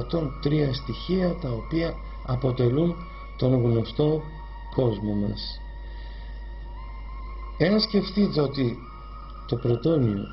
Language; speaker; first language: Greek; native; Greek